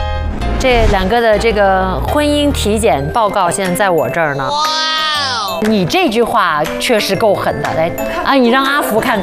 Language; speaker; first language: Chinese; native; Chinese